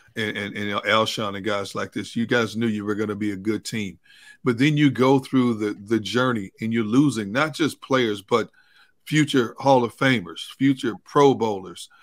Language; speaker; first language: English; native; English